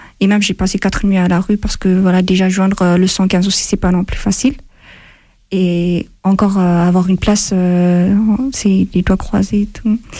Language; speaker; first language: French; non-native, fluent; Amharic